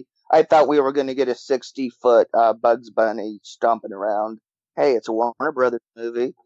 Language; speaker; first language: English; native; English